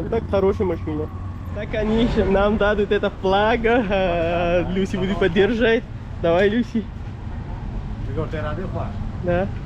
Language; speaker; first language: Russian; non-native, learner; Pashto